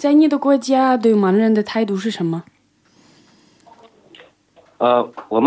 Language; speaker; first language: Chinese; non-native, learner; Russian